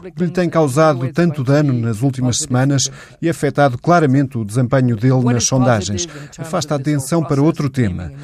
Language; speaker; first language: Portuguese; non-native, fluent; English